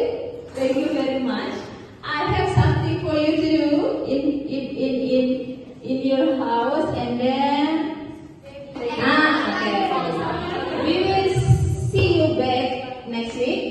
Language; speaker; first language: English; non-native, learner; Indonesian